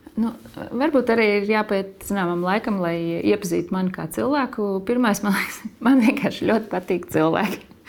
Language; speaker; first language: Latvian; native; Latvian